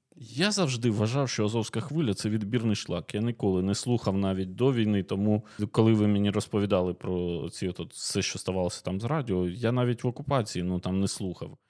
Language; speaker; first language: Ukrainian; native; Ukrainian